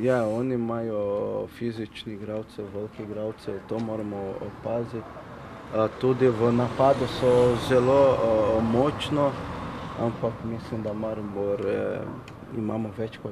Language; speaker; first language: Slovenian; non-native, learner; Portuguese